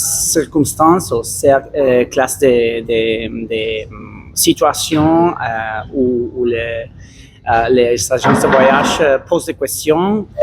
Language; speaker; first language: French; non-native, learner; Spanish